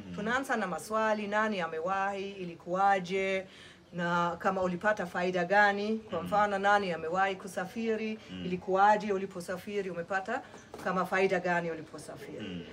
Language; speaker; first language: Swahili; non-native, fluent; German